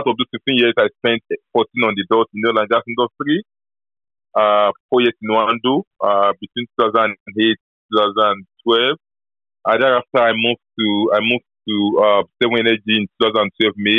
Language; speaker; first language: English; non-native, local second language; Yoruba